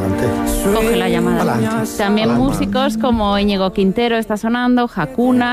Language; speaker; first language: Spanish; native; Spanish